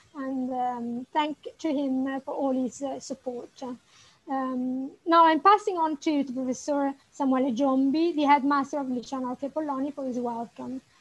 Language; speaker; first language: English; non-native, fluent; Italian